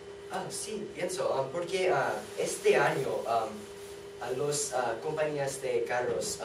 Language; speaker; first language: Spanish; non-native, learner; English